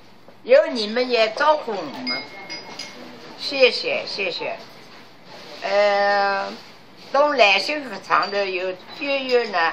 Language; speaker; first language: Chinese; non-native, local second language; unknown